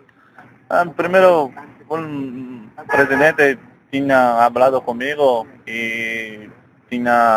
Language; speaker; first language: Spanish; non-native, learner; Portuguese